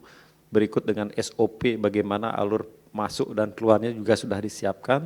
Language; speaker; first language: Indonesian; native; Indonesian